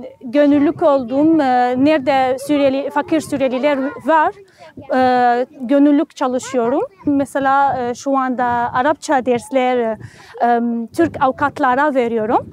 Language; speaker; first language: Turkish; non-native, learner; Arabic